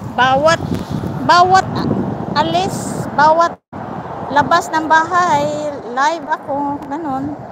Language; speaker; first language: Filipino; non-native, local second language; Cebuano